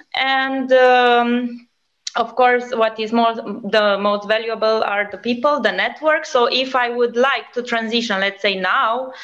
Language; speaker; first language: English; non-native, fluent; Romanian